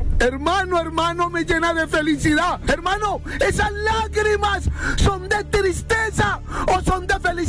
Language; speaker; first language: Spanish; native; Spanish